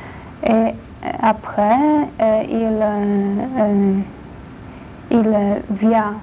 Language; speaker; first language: French; non-native, learner; Polish